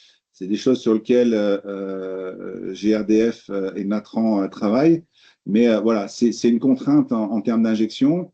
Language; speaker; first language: French; native; French